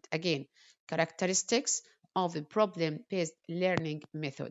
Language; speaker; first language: English; non-native, fluent; Arabic